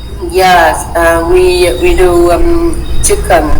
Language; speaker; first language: English; non-native, learner; Vietnamese